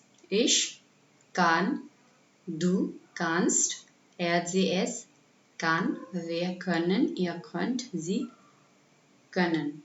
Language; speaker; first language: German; non-native, fluent; Hindi